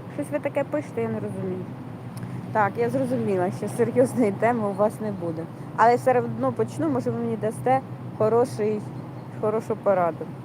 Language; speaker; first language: Ukrainian; native; Ukrainian